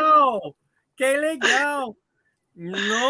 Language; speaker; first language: Portuguese; non-native, learner; English